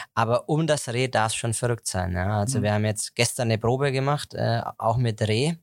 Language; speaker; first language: German; native; German